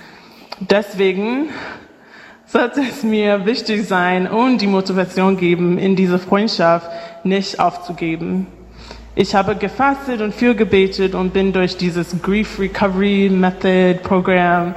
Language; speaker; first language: German; non-native, fluent; English